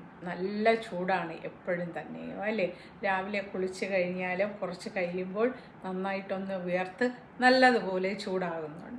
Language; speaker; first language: Malayalam; native; Malayalam